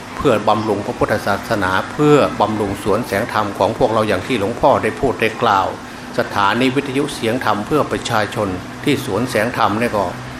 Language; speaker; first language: Thai; non-native, local second language; Northeastern Thai